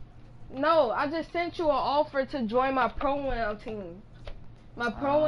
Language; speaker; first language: English; native; English